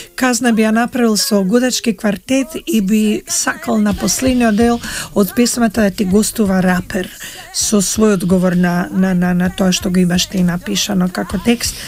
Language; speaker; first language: Macedonian; native; Macedonian